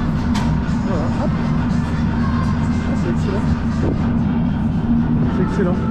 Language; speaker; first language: French; native; French